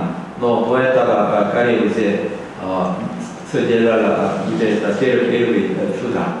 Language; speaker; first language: Russian; non-native, learner; Korean